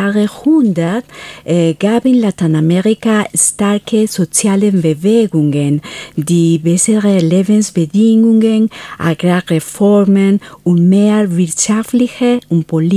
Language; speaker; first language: German; non-native, fluent; Spanish